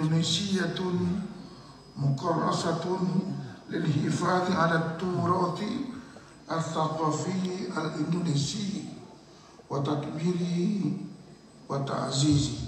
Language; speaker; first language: Arabic; non-native, learner; Indonesian